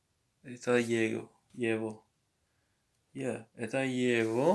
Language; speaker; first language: Russian; non-native, learner; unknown